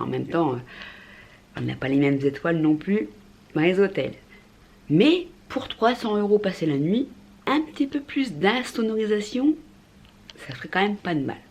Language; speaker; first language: French; native; French